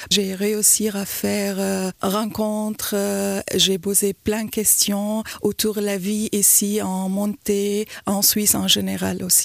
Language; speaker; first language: French; non-native, learner; Arabic